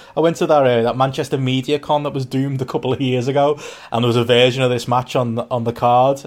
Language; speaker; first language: English; native; English